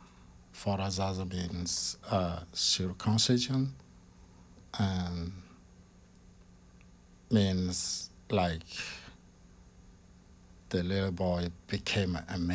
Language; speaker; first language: English; non-native, fluent; Malagasy